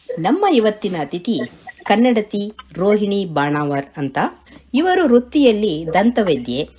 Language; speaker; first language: Kannada; native; Kannada